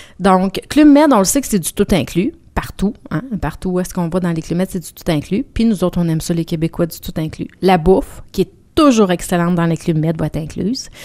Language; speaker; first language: French; native; French